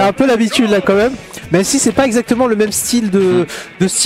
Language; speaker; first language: French; native; French